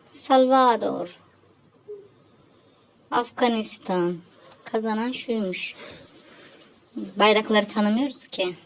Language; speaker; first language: Turkish; native; Turkish